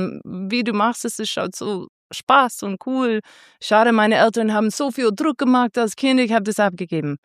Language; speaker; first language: German; non-native, fluent; English